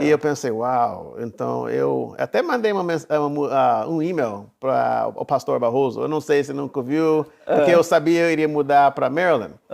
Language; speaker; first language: Portuguese; non-native, fluent; English